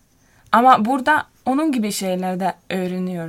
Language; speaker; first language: Turkish; non-native, learner; Finnish